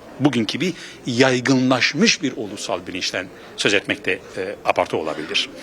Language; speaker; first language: Turkish; non-native, local second language; Kurdish